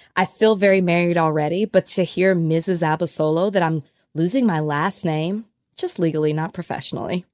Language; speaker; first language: English; native; English